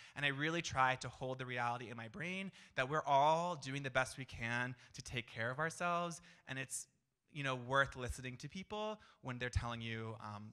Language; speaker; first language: English; native; English